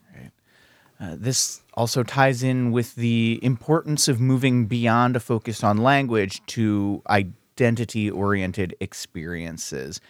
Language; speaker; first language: English; native; English